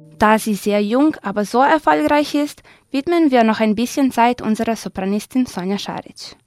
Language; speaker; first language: German; non-native, fluent; Serbian